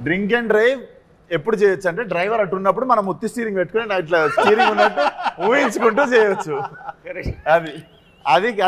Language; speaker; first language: Telugu; native; Telugu